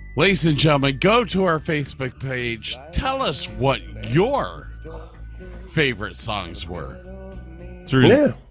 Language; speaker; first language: English; native; English